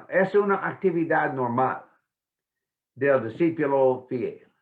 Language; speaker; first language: Spanish; non-native, fluent; English